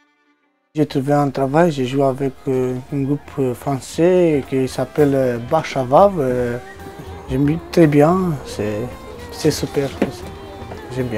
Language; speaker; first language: French; non-native, learner; Romanian